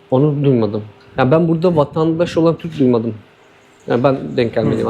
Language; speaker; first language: Turkish; native; Turkish